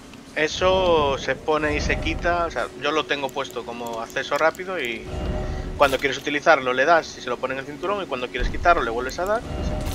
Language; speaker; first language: Spanish; native; Spanish